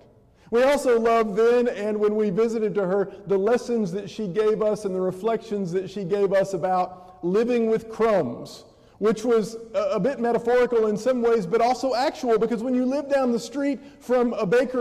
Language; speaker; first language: English; native; English